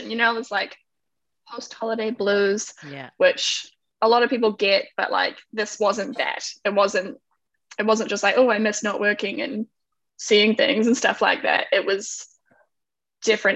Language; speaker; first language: English; native; English